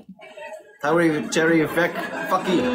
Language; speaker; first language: English; non-native, learner; Vietnamese